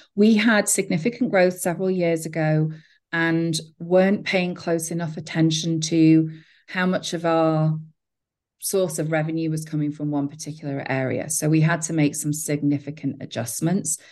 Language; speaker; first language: English; native; English